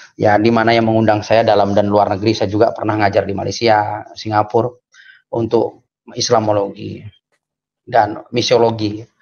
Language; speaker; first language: Indonesian; native; Indonesian